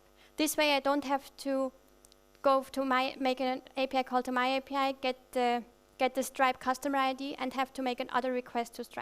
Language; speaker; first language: English; non-native, fluent; German